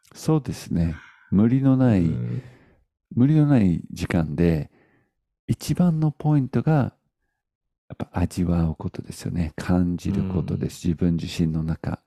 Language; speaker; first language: Japanese; non-native, fluent; English